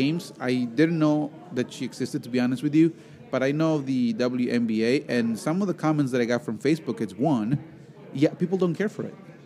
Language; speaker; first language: English; non-native, fluent; Spanish